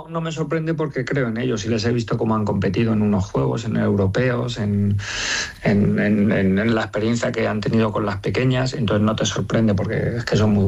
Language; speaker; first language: Spanish; native; Spanish